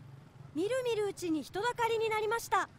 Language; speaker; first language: Japanese; native; Japanese